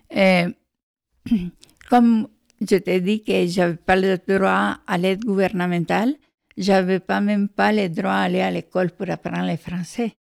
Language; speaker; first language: French; non-native, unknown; Spanish